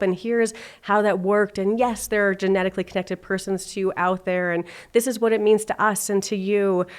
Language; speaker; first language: English; native; English